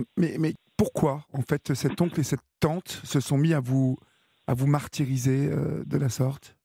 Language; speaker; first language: French; native; French